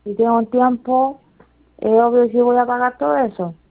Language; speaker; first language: Spanish; non-native, learner; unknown